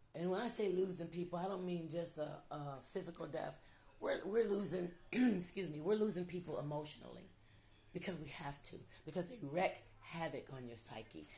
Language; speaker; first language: English; native; English